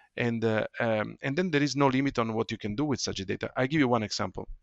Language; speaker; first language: English; non-native, fluent; Italian